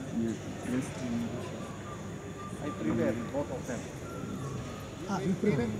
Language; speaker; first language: English; non-native, learner; Russian